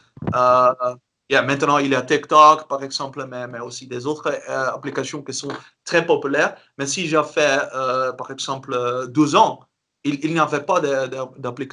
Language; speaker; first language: French; non-native, learner; Dutch